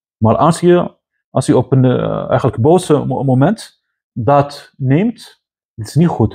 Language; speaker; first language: Dutch; non-native, fluent; Arabic